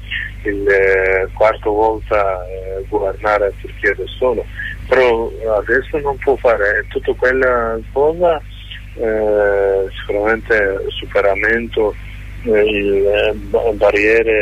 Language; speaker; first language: Italian; non-native, learner; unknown